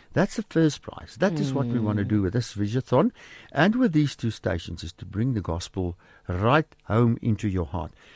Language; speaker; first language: English; non-native, local second language; Afrikaans